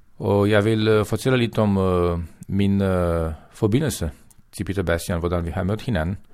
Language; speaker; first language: Danish; non-native, fluent; Romanian